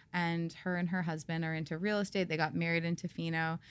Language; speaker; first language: English; native; English